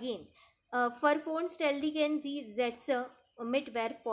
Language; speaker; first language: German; non-native, fluent; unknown